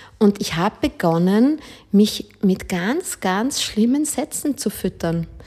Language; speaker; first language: German; early bilingual, other home language; Spanish